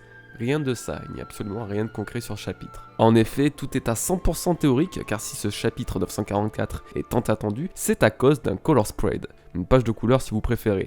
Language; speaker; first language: French; native; French